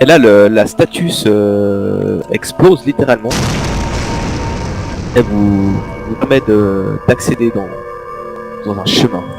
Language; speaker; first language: French; native; French